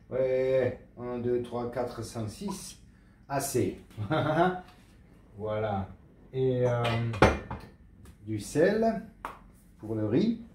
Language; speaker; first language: French; non-native, learner; German